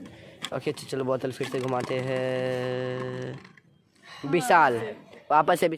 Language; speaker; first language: Hindi; native; Hindi